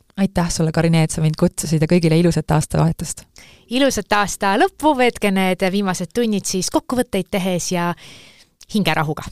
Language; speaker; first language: Estonian; native; Estonian